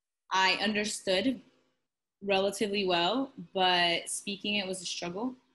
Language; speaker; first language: English; native; English